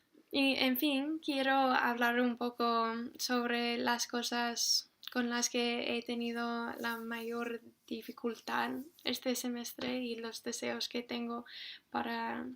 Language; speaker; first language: Spanish; non-native, fluent; English